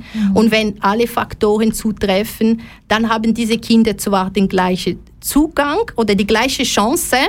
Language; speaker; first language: German; non-native, fluent; Lingala